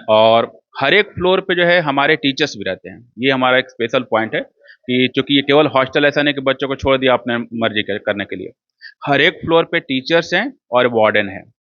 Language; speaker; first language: Hindi; native; Hindi